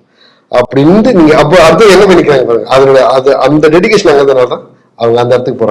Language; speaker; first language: Tamil; native; Tamil